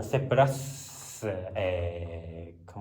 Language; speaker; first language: French; non-native, learner; Japanese